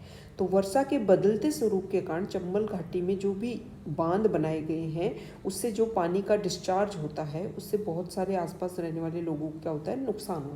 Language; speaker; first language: Hindi; native; Hindi